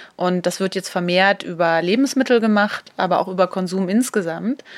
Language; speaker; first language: German; native; German